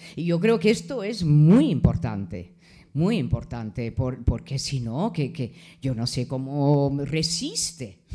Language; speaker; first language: Spanish; non-native, fluent; English